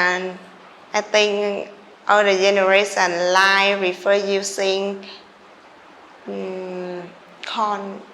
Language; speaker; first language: English; non-native, learner; Vietnamese